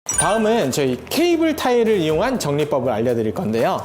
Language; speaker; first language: Korean; native; Korean